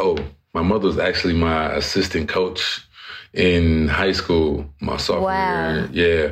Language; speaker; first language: English; native; English